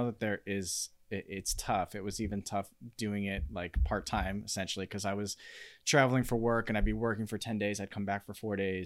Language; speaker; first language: English; native; English